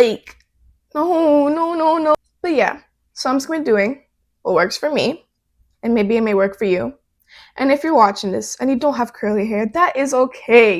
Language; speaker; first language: English; native; English